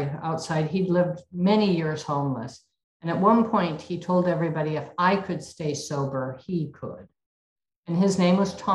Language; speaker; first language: English; native; English